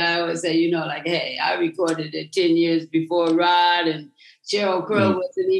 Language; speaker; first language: English; native; English